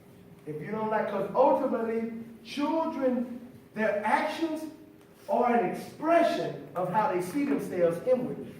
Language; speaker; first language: English; native; English